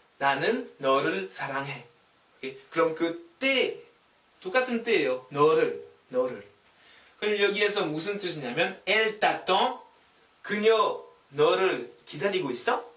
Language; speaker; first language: Korean; non-native, fluent; French